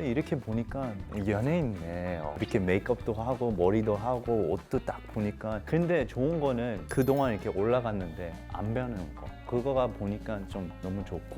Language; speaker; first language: Korean; early bilingual, heritage; English